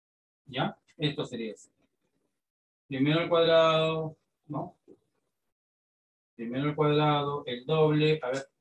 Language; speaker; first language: Spanish; native; Spanish